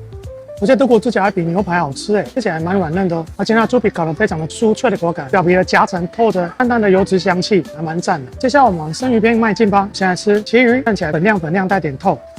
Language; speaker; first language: Chinese; native; Chinese